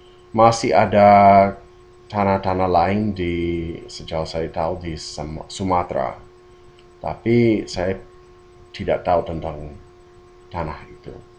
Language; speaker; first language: Indonesian; non-native, fluent; English